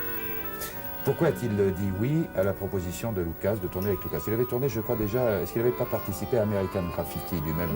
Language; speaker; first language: French; native; French